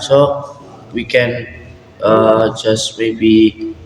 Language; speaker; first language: English; non-native, learner; Indonesian